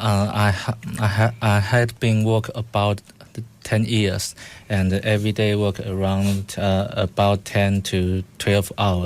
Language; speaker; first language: English; non-native, fluent; Chinese